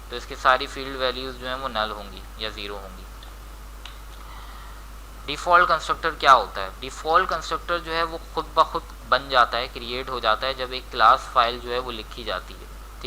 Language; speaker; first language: Hindi; native; Hindi